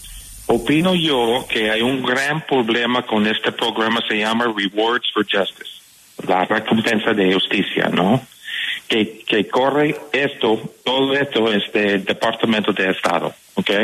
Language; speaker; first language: Spanish; non-native, fluent; English